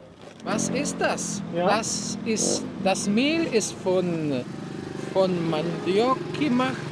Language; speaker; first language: German; early bilingual, heritage; German